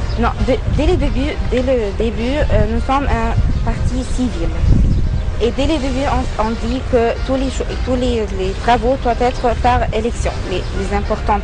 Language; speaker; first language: French; non-native, fluent; Arabic